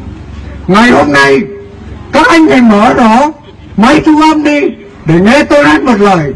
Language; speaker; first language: Vietnamese; native; Vietnamese